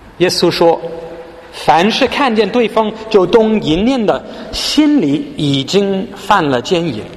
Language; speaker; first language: Chinese; non-native, fluent; English